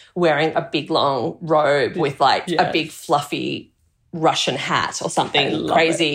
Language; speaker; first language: English; native; English